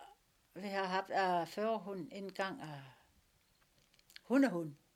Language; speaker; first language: Danish; non-native, local second language; Kalaallisut